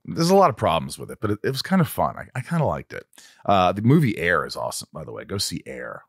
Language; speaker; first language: English; native; English